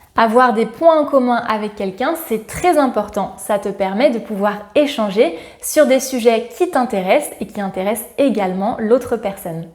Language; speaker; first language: French; native; French